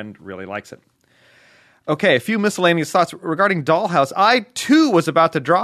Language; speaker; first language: English; native; English